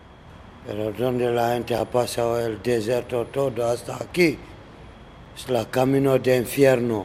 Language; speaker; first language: Spanish; non-native, learner; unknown